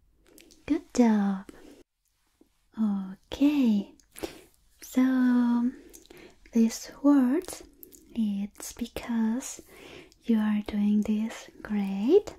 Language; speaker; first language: English; non-native, fluent; Spanish